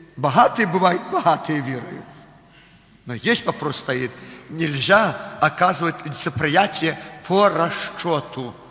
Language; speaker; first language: Russian; non-native, local second language; Belarusian